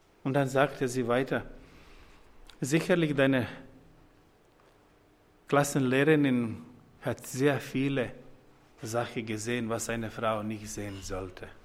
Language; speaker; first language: German; non-native, fluent; Croatian